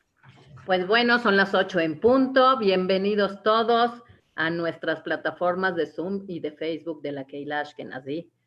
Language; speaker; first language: Spanish; native; Spanish